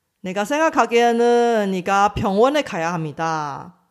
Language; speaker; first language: Korean; non-native, fluent; Chinese